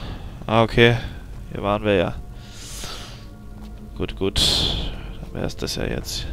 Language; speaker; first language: German; native; German